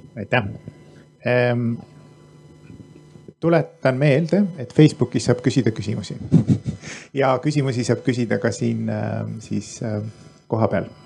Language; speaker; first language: Estonian; native; Estonian